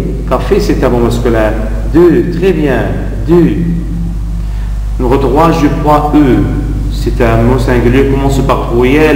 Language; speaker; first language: French; non-native, fluent; Arabic